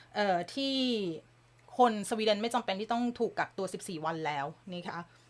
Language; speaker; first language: Thai; native; Thai